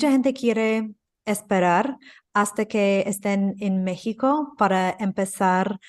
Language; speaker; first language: Spanish; non-native, fluent; English